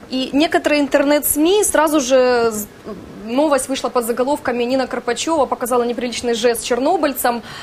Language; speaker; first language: Russian; native; Russian